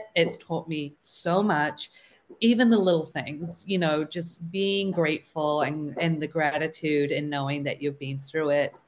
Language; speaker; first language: English; native; English